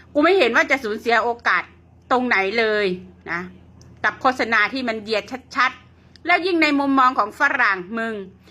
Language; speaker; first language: Thai; native; Thai